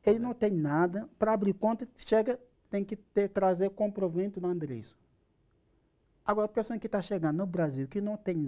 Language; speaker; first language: Portuguese; non-native, learner; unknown